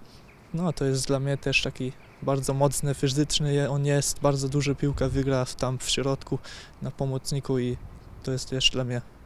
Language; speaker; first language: Polish; early bilingual, heritage; German